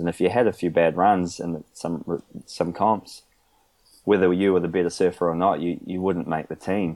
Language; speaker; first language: English; native; English